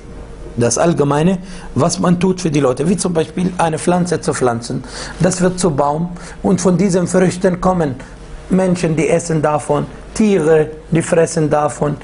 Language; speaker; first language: German; non-native, fluent; Arabic